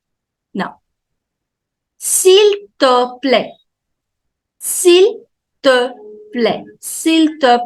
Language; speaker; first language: French; non-native, fluent; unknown